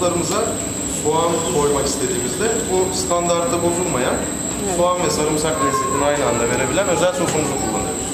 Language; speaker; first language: Turkish; native; Turkish